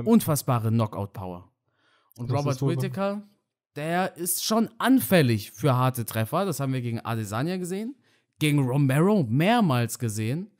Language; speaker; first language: German; native; German